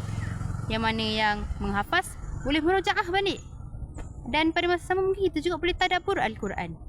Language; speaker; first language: Malay; native; Malay